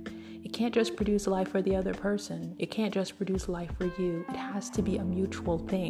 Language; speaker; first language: English; native; English